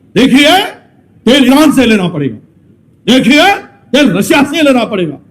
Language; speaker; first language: Hindi; non-native, local second language; Marathi